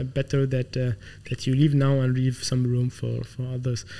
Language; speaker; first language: English; non-native, fluent; Arabic